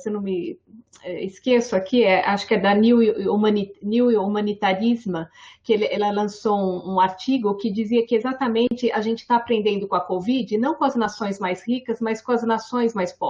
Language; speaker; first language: Portuguese; native; Portuguese